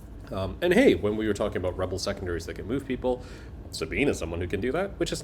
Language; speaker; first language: English; native; English